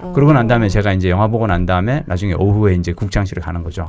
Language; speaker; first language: Korean; native; Korean